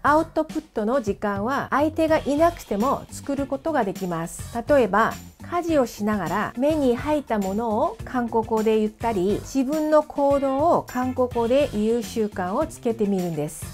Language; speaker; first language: Japanese; non-native, fluent; Korean